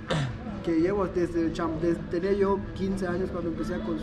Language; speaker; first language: Spanish; native; Spanish